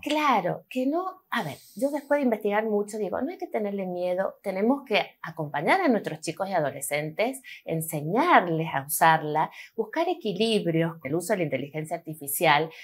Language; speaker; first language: Spanish; native; Spanish